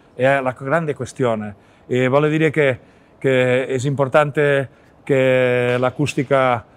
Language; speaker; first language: Italian; non-native, learner; Catalan